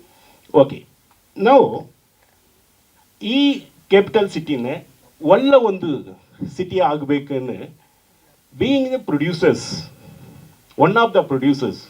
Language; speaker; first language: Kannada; non-native, fluent; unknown